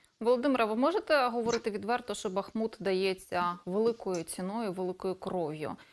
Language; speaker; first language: Ukrainian; native; Ukrainian